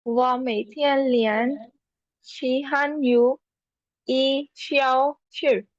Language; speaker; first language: Chinese; non-native, learner; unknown